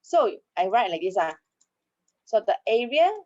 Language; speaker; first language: English; non-native, local second language; Malay